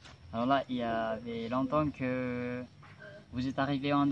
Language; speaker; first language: French; non-native, learner; Indonesian